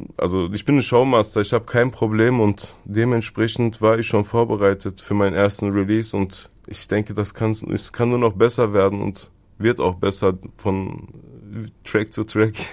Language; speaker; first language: German; early bilingual, other home language; Turkish